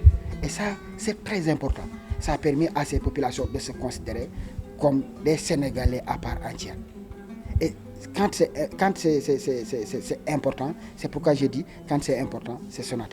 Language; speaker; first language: French; non-native, local second language; Wolof